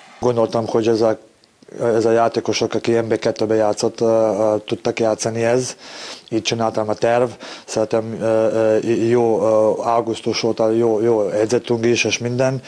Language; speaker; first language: Hungarian; non-native, learner; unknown